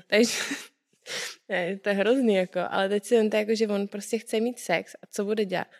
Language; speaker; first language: Czech; native; Czech